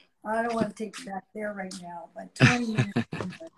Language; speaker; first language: English; native; English